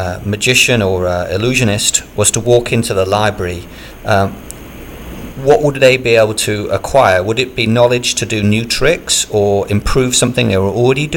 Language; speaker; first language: English; native; English